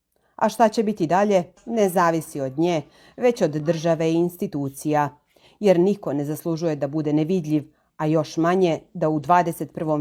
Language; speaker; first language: Bosnian; native; Bosnian